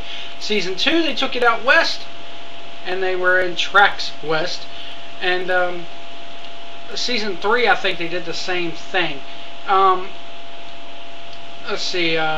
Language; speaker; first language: English; native; English